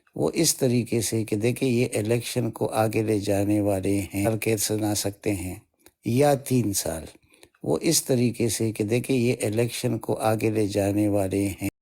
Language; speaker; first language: Urdu; non-native, local second language; Pashto